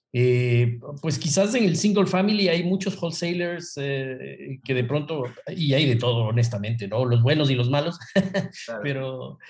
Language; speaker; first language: Spanish; native; Spanish